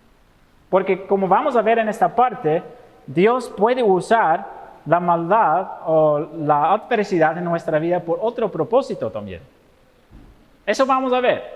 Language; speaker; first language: Spanish; non-native, fluent; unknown